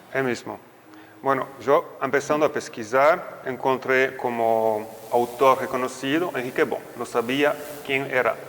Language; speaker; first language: Portuguese; non-native, fluent; French